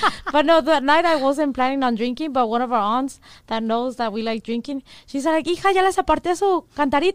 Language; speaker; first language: English; early bilingual, other home language; Spanish